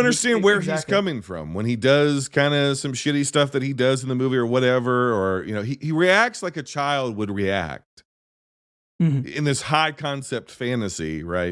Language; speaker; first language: English; native; English